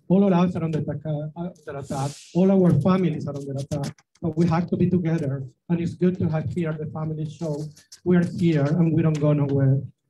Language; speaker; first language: English; non-native, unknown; Spanish